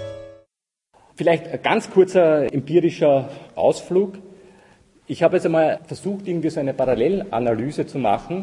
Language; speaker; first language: German; native; German